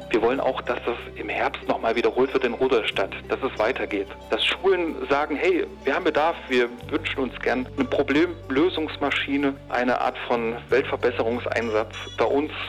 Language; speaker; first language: German; native; German